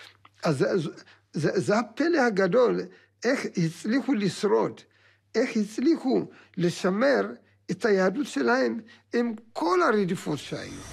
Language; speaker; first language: Hebrew; non-native, fluent; Amharic